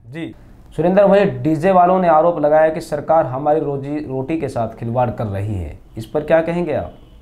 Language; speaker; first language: Hindi; native; Hindi